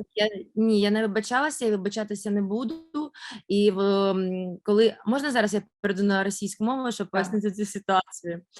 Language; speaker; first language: Ukrainian; non-native, local second language; Russian